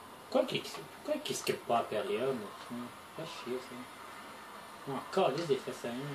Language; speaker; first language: French; native; French